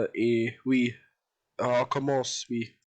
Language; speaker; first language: French; non-native, learner; German